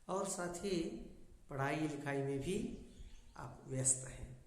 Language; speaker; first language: Hindi; non-native, local second language; Kannada